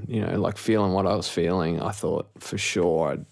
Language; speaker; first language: English; native; English